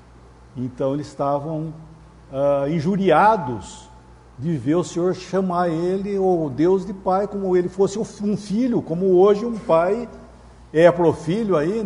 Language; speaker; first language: Portuguese; native; Portuguese